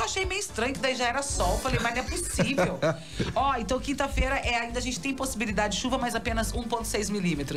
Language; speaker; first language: Portuguese; native; Portuguese